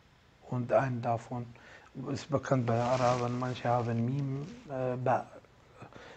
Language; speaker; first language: German; non-native, fluent; Arabic